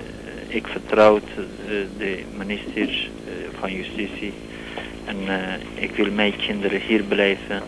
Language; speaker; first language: Dutch; non-native, learner; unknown